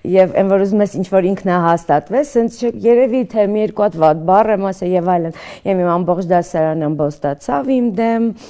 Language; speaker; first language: Armenian; early bilingual, other home language; Russian